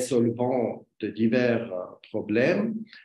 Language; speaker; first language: French; non-native, learner; Armenian